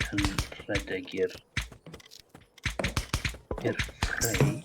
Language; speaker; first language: Welsh; non-native, learner; English